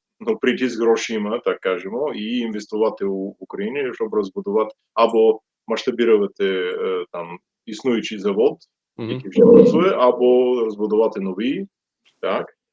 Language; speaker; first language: Ukrainian; non-native, fluent; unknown